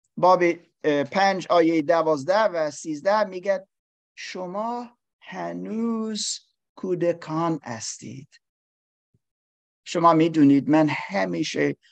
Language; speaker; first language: Persian; non-native, learner; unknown